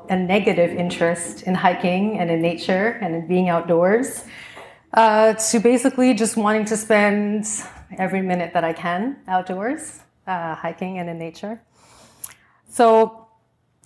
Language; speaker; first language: English; native; English